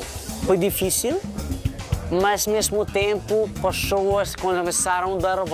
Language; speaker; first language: Portuguese; non-native, learner; Nepali